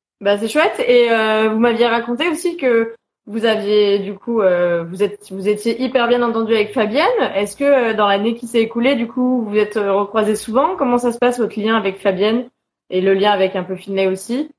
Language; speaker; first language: French; native; French